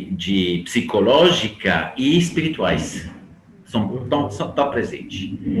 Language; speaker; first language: Portuguese; non-native, fluent; Italian